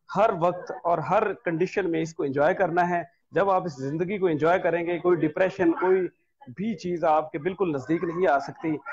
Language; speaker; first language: Urdu; non-native, local second language; Punjabi